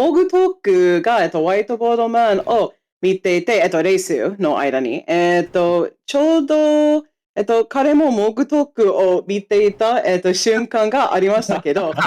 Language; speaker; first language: Japanese; non-native, fluent; English